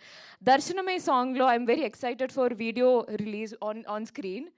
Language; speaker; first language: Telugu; non-native, local second language; Malayalam